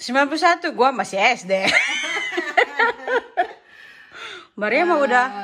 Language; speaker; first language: Indonesian; native; Indonesian